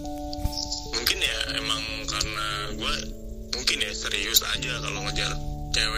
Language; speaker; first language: Indonesian; native; Indonesian